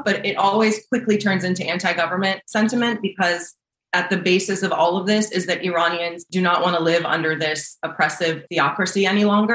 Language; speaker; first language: English; native; English